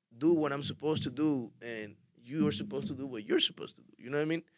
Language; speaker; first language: English; early bilingual, other home language; Spanish